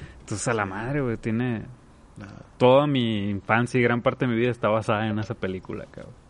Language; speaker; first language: Spanish; native; Spanish